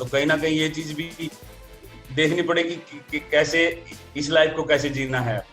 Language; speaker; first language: Hindi; native; Hindi